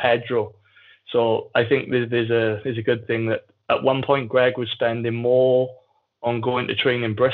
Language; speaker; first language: English; native; English